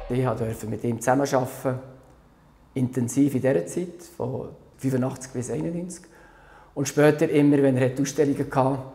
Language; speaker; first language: German; native; German